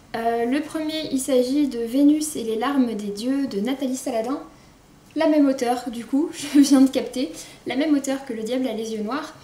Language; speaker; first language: French; native; French